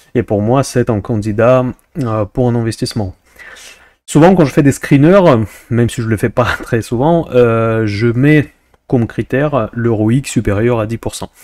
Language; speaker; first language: French; non-native, fluent; Russian